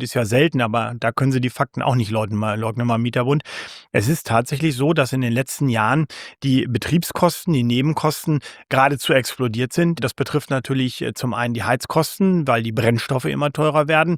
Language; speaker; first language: German; native; German